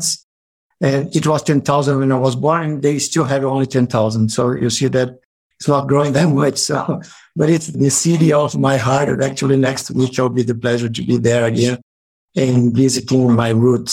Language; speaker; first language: English; non-native, fluent; Portuguese